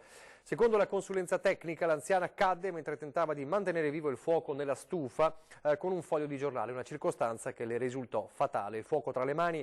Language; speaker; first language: Italian; native; Italian